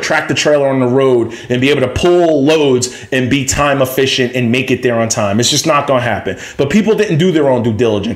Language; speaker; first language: English; native; English